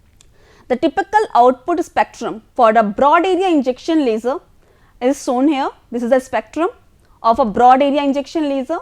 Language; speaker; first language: English; non-native, local second language; Hindi